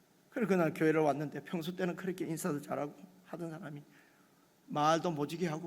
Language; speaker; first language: Korean; native; Korean